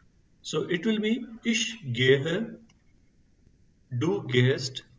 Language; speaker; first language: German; non-native, fluent; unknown